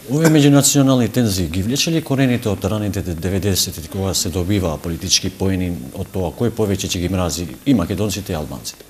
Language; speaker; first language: Macedonian; non-native, local second language; Albanian